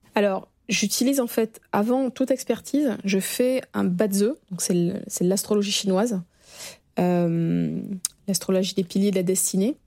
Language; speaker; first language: French; native; French